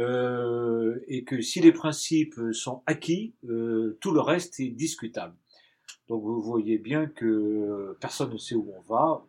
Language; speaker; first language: French; native; French